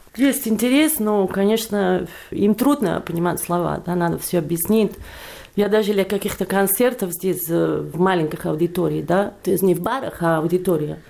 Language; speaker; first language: Russian; non-native, fluent; Catalan